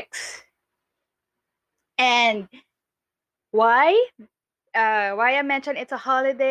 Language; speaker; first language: English; non-native, local second language; Filipino